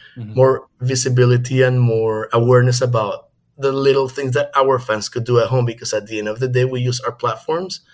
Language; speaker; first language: English; non-native, fluent; Spanish